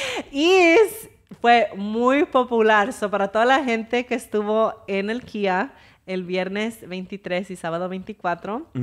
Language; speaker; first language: Spanish; early bilingual, heritage; Spanish